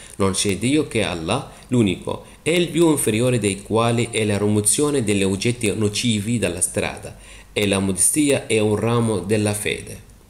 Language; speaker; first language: Italian; non-native, fluent; Arabic